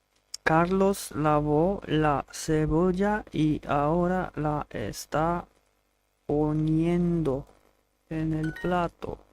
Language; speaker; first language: Spanish; non-native, learner; English